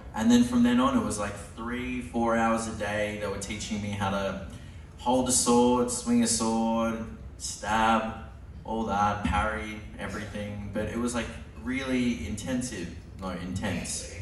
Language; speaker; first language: English; native; English